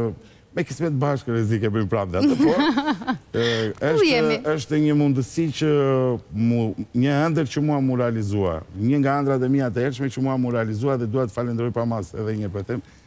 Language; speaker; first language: Albanian; native; Albanian